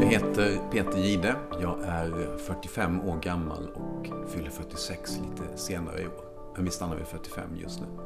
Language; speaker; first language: Swedish; native; Swedish